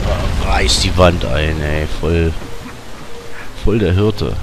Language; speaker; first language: German; native; German